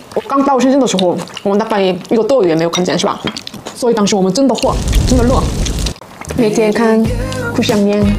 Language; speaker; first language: Chinese; non-native, learner; Korean